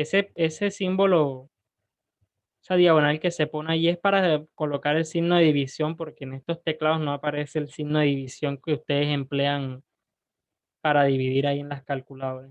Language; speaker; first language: Spanish; native; Spanish